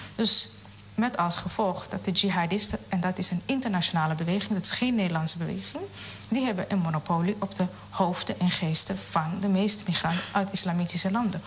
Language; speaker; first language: Dutch; non-native, fluent; Somali